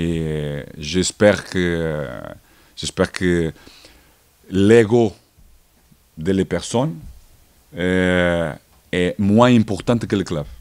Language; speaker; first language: French; non-native, learner; Portuguese